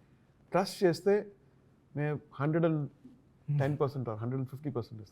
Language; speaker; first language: Telugu; non-native, learner; Tamil